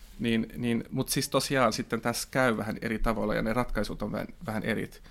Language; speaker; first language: Finnish; non-native, local second language; Swedish